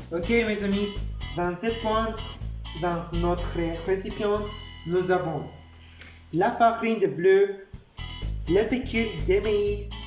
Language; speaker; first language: French; non-native, learner; Spanish